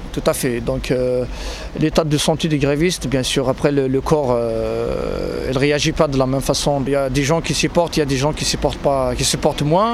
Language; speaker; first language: French; non-native, local second language; Arabic